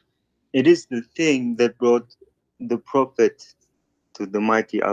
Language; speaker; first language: English; non-native, fluent; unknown